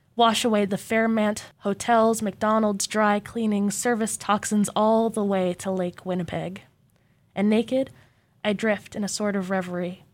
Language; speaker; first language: English; native; English